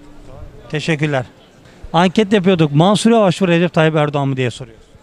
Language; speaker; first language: Turkish; native; Turkish